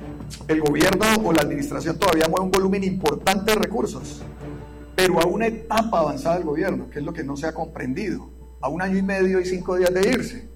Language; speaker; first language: Spanish; native; Spanish